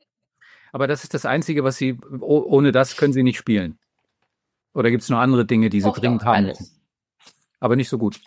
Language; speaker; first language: German; native; German